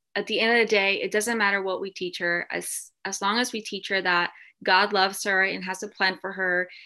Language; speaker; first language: English; early bilingual, other home language; Spanish